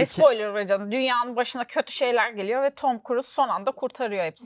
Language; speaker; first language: Turkish; native; Turkish